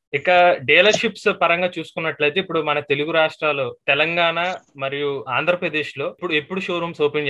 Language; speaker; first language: Telugu; native; Telugu